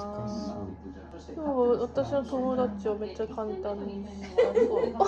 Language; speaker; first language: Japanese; non-native, fluent; Korean